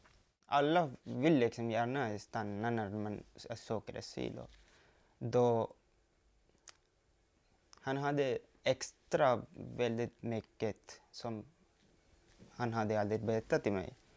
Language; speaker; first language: Swedish; non-native, learner; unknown